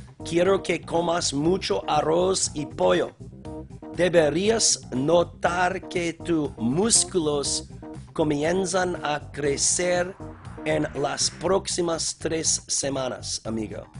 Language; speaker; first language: Spanish; non-native, learner; English